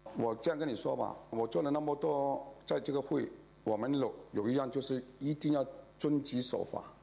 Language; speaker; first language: Chinese; native; Chinese